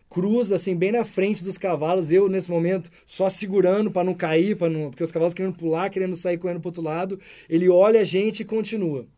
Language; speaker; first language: Portuguese; native; Portuguese